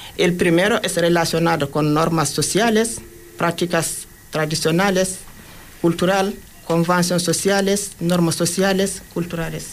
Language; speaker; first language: Spanish; non-native, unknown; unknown